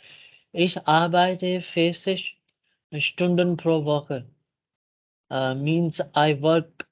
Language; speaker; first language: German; non-native, fluent; Urdu